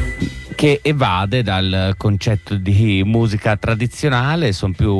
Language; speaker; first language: Italian; native; Italian